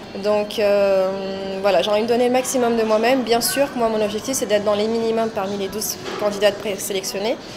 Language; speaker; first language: French; native; French